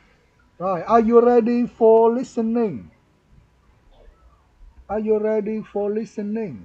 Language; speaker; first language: English; non-native, fluent; Vietnamese